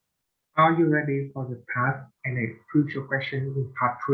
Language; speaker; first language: English; non-native, learner; Vietnamese